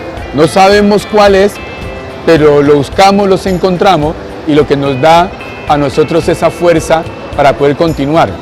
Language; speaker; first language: Spanish; native; Spanish